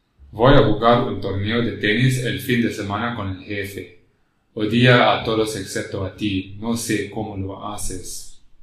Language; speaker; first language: Spanish; non-native, learner; English